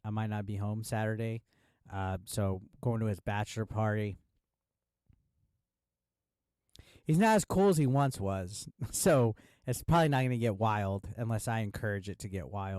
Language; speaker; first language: English; native; English